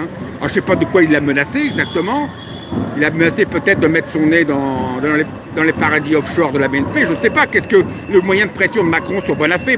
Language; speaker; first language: French; native; French